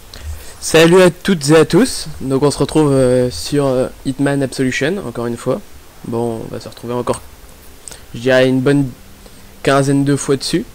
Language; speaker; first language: French; native; French